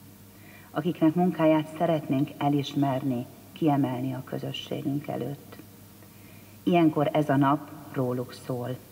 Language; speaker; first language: Hungarian; native; Hungarian